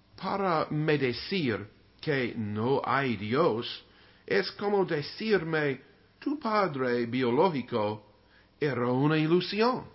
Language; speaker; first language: Spanish; non-native, learner; English